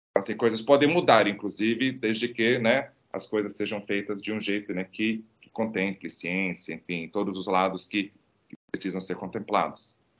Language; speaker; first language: Portuguese; non-native, fluent; Croatian